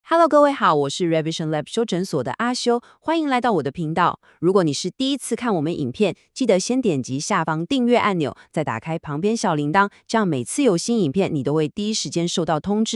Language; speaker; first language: Chinese; native; Chinese